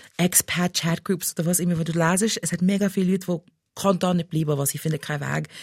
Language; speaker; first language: German; non-native, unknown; English